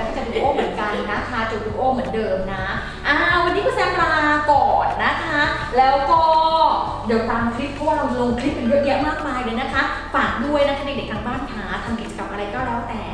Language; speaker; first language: Thai; native; Thai